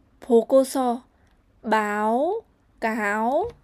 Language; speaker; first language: Korean; non-native, learner; Vietnamese